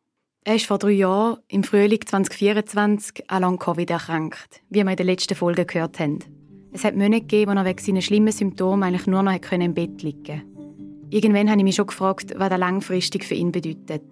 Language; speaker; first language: German; native; German